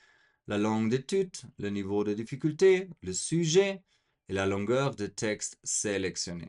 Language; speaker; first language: French; non-native, fluent; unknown